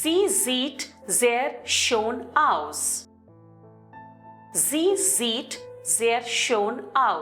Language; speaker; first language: German; non-native, fluent; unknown